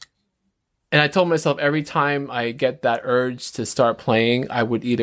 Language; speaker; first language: English; native; English